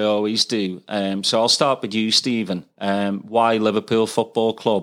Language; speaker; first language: English; native; English